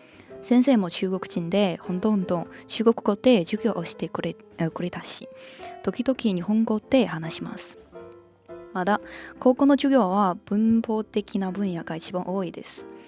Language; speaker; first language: Japanese; non-native, learner; Chinese